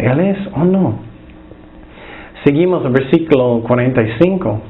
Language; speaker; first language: Spanish; non-native, fluent; English